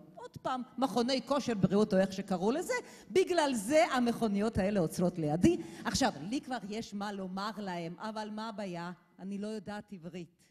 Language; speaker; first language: Hebrew; non-native, fluent; Georgian